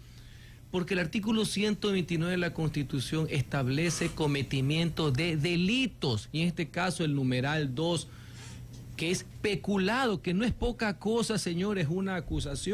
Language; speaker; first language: Spanish; native; Spanish